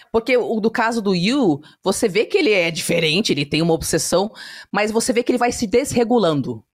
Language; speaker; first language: Portuguese; early bilingual, heritage; Portuguese